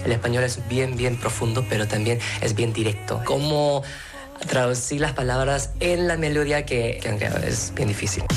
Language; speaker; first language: Spanish; non-native, fluent; Korean